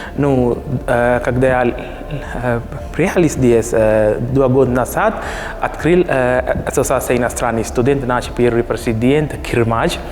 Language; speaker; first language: Russian; non-native, learner; Sinhala